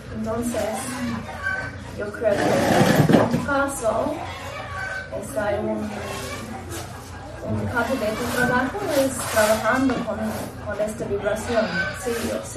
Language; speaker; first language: Spanish; non-native, learner; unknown